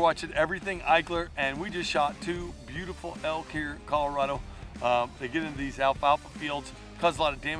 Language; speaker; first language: English; native; English